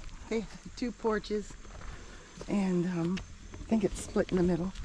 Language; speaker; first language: English; native; English